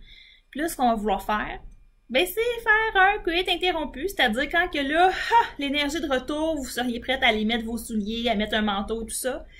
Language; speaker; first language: French; native; French